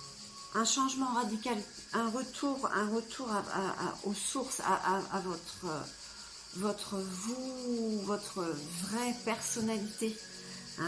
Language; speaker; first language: French; native; French